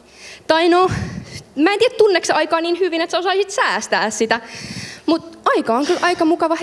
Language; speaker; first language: Finnish; native; Finnish